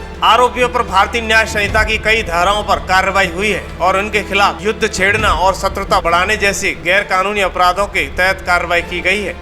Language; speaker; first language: Hindi; native; Hindi